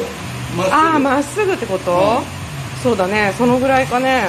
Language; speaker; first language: Japanese; native; Japanese